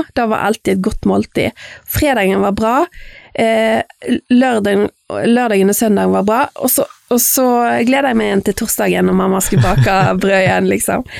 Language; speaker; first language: Norwegian; native; Norwegian